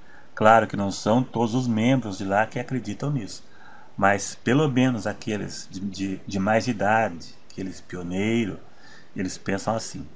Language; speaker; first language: Portuguese; native; Portuguese